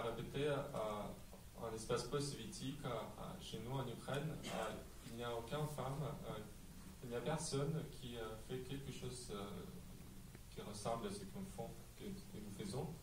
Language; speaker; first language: French; non-native, fluent; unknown